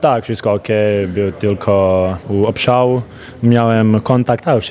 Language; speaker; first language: Polish; non-native, learner; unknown